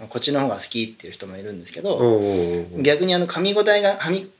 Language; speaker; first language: Japanese; native; Japanese